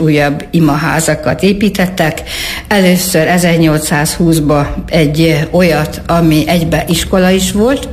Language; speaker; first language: Hungarian; native; Hungarian